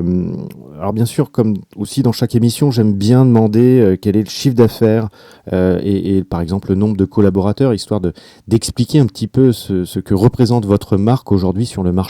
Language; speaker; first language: French; native; French